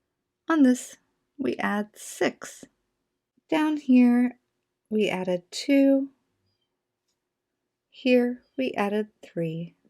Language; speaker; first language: English; native; English